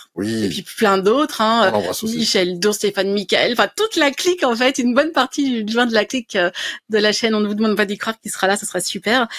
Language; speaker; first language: French; native; French